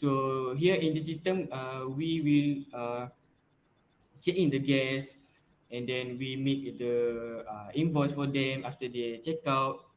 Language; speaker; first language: English; non-native, local second language; Malay